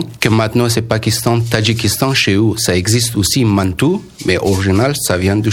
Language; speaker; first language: French; non-native, learner; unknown